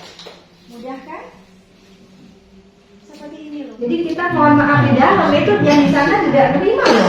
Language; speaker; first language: Indonesian; native; Indonesian